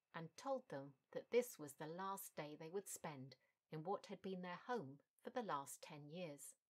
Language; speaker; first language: English; native; English